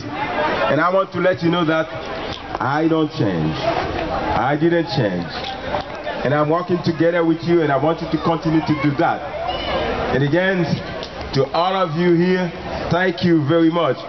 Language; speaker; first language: English; non-native, fluent; Haitian Creole